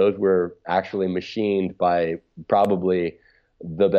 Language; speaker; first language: English; native; English